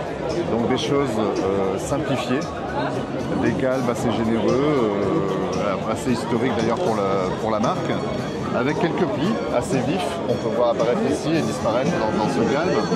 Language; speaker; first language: French; native; French